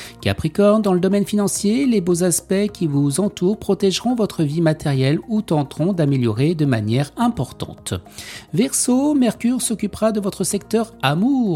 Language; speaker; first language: French; native; French